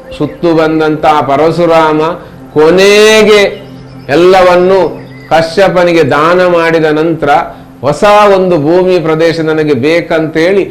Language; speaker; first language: Kannada; non-native, local second language; Tulu